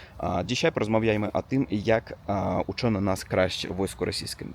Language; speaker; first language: Polish; non-native, learner; Russian